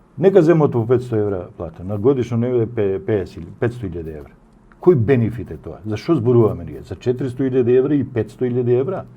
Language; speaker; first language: Macedonian; native; Macedonian